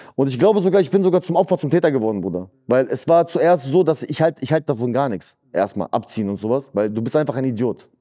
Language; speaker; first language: German; early bilingual, other home language; Russian